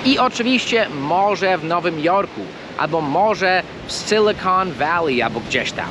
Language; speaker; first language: Polish; early bilingual, heritage; Polish